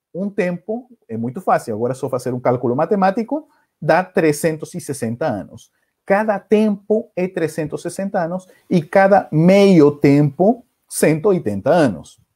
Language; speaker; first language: Portuguese; non-native, fluent; Spanish